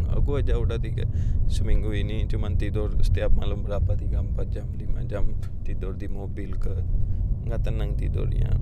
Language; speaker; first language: Indonesian; non-native, fluent; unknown